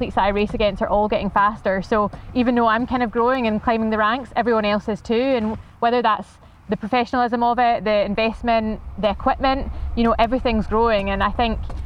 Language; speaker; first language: English; native; English